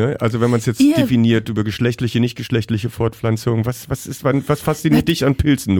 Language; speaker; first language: German; native; German